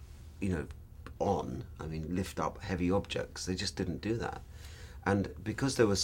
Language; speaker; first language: English; native; English